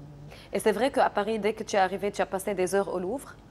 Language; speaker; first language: French; non-native, local second language; Arabic